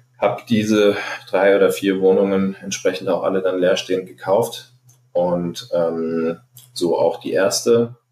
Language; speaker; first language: German; non-native, fluent; Arabic